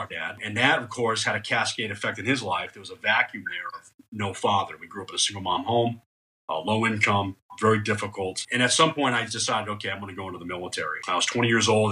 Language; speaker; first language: English; native; English